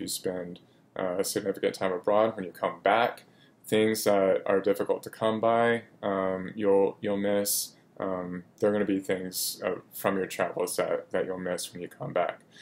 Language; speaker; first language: English; native; English